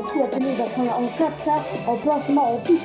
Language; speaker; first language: French; native; French